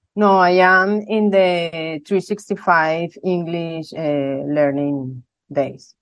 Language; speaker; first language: English; non-native, learner; Spanish